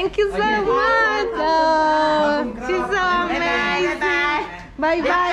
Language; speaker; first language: English; non-native, learner; Spanish